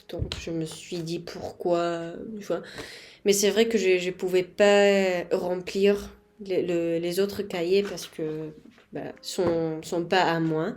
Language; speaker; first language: French; non-native, fluent; Spanish